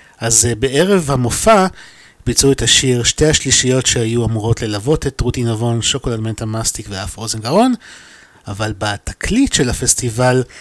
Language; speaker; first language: Hebrew; native; Hebrew